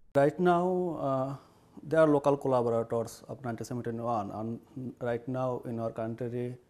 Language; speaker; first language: English; non-native, learner; Bangla